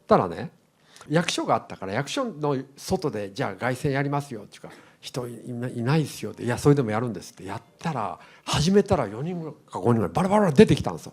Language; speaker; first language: Japanese; native; Japanese